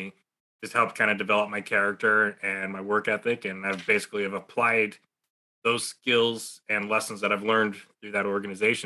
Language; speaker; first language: English; native; English